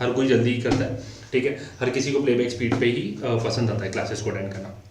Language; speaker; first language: Hindi; native; Hindi